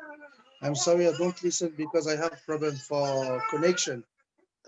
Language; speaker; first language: English; non-native, learner; French